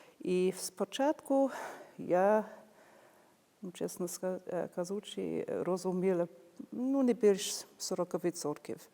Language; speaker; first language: Ukrainian; non-native, fluent; English